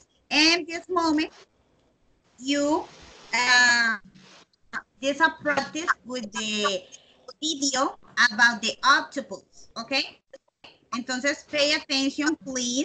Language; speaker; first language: English; non-native, learner; Spanish